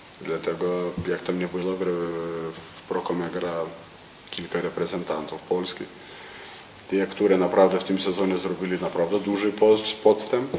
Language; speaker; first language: Polish; non-native, learner; Lithuanian